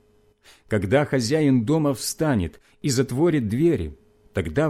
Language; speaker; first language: Russian; native; Russian